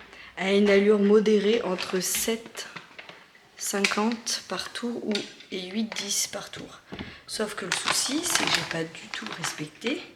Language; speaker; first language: French; native; French